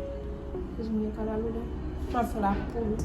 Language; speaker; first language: French; non-native, learner; Haitian Creole